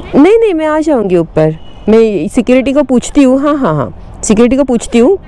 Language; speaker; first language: Hindi; non-native, local second language; Marathi